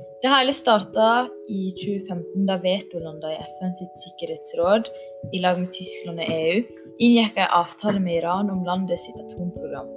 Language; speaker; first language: Norwegian; native; Norwegian